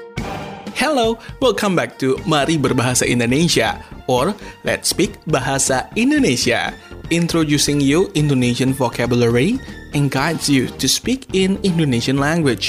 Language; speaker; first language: English; non-native, local second language; Indonesian